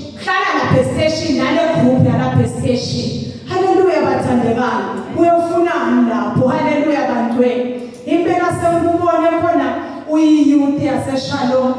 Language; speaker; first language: Zulu; non-native, local second language; Swati